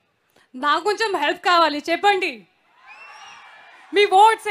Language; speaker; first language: Telugu; non-native, learner; Hindi